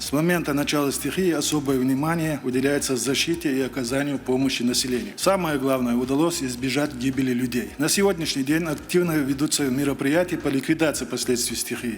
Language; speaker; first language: Russian; non-native, local second language; Chechen